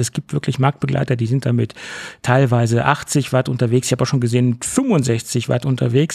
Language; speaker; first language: German; native; German